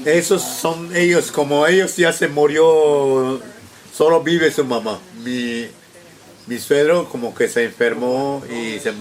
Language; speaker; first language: Spanish; non-native, local second language; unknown